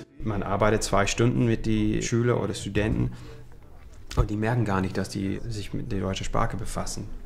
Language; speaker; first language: German; non-native, fluent; English